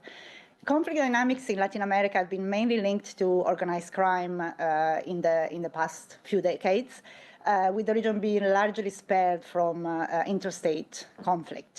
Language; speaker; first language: English; non-native, fluent; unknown